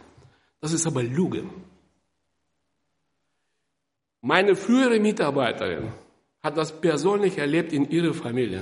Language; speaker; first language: German; non-native, fluent; Russian